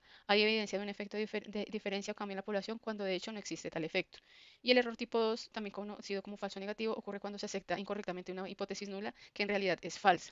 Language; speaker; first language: Spanish; native; Spanish